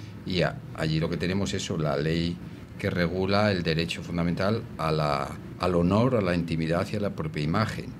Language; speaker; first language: Spanish; native; Spanish